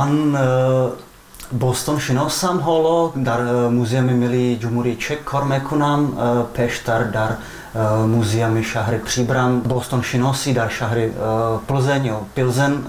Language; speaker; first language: Persian; non-native, fluent; Czech